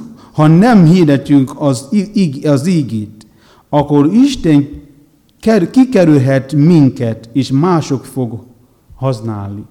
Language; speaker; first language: Hungarian; non-native, learner; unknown